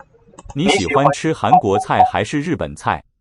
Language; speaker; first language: Chinese; non-native, learner; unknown